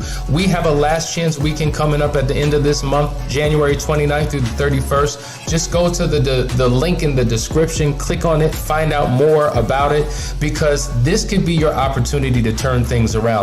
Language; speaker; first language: English; native; English